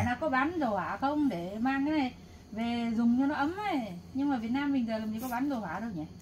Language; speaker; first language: Korean; non-native, learner; Vietnamese